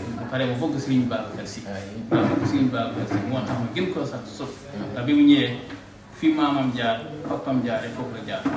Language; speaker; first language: Wolof; non-native, local second language; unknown